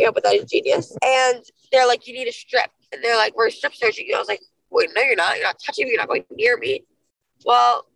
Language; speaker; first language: English; native; English